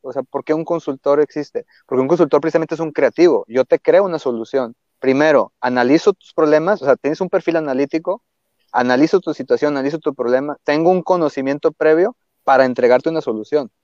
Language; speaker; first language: Spanish; native; Spanish